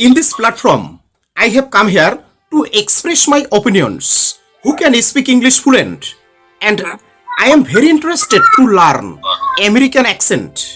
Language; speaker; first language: English; non-native, learner; Bangla